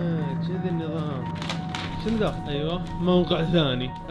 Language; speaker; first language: Arabic; native; Arabic